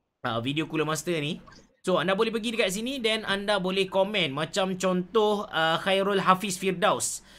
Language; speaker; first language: Malay; native; Malay